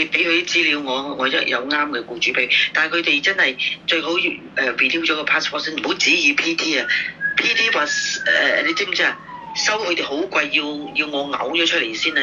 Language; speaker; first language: Cantonese; native; Cantonese